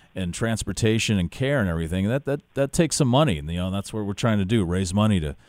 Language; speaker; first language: English; native; English